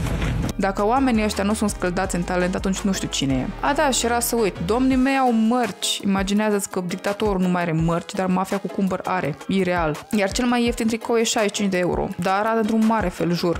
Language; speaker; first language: Romanian; native; Romanian